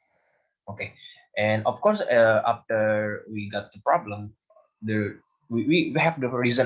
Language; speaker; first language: English; non-native, learner; Indonesian